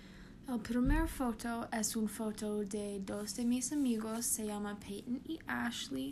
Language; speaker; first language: Spanish; non-native, learner; English